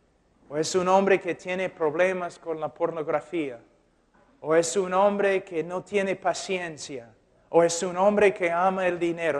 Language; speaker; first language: Spanish; non-native, fluent; English